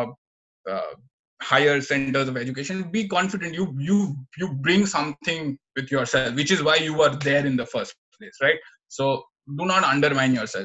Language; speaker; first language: English; non-native, local second language; Bangla